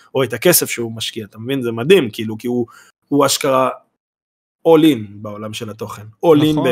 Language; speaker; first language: Hebrew; native; Hebrew